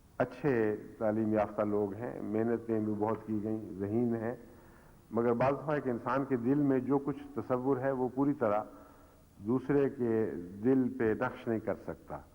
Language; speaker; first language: Urdu; native; Urdu